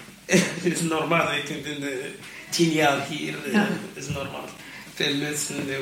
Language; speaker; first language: Dutch; non-native, learner; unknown